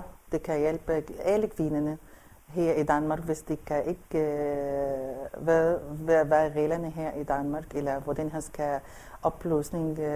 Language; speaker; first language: Danish; non-native, learner; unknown